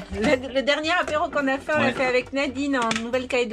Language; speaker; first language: French; native; French